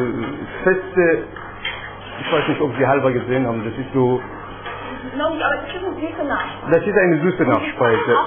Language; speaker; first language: German; non-native, fluent; Persian